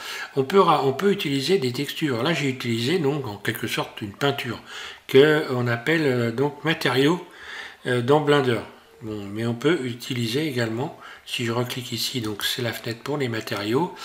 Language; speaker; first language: French; native; French